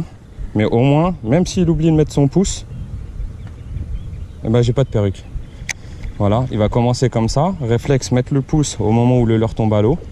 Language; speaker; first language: French; native; French